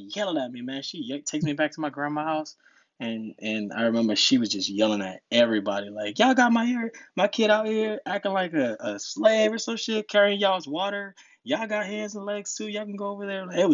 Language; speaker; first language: English; early bilingual, other home language; Spanish